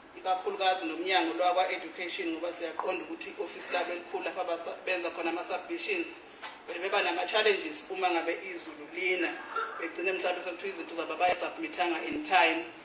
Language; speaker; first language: Zulu; native; Zulu